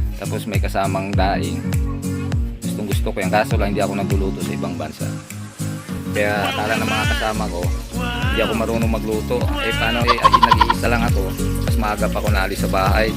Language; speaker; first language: Filipino; non-native, local second language; Hiligaynon